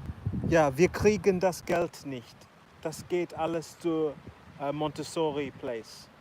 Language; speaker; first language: German; non-native, learner; English